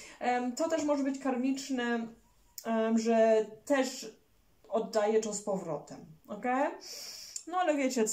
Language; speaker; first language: Polish; early bilingual, heritage; German